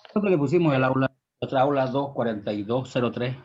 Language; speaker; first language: Spanish; native; Spanish